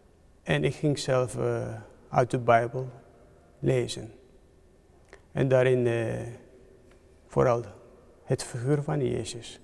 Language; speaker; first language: Dutch; non-native, fluent; Turkish